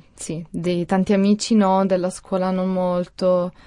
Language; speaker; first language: Italian; native; Italian